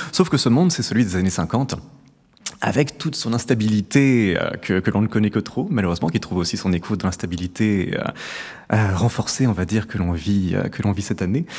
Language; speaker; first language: French; native; French